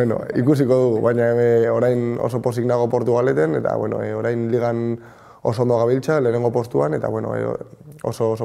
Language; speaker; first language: Basque; non-native, local second language; Spanish